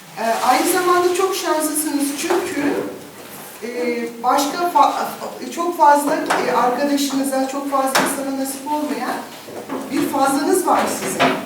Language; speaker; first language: Turkish; native; Turkish